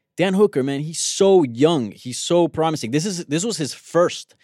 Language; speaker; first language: English; early bilingual, other home language; Spanish